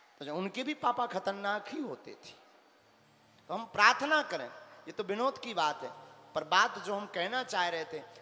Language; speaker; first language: Hindi; native; Hindi